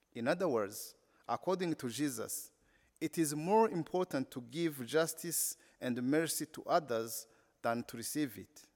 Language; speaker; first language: English; non-native, local second language; Kinyarwanda